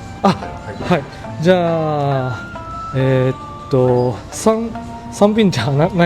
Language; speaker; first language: Japanese; non-native, fluent; Chinese